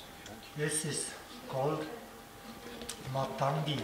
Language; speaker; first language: English; non-native, learner; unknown